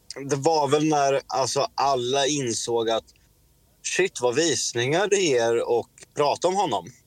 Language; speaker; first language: Swedish; native; Swedish